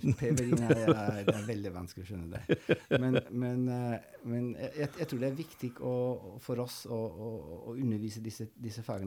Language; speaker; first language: Norwegian; non-native, fluent; Italian